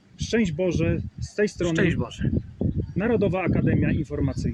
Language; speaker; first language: Polish; native; Polish